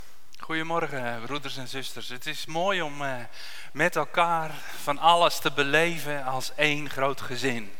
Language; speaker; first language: Dutch; native; Dutch